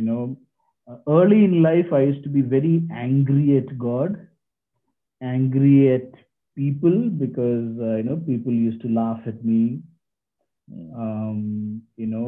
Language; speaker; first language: English; non-native, local second language; Malayalam